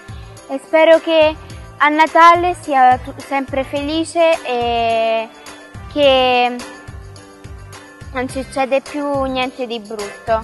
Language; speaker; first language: Italian; early bilingual, other home language; Filipino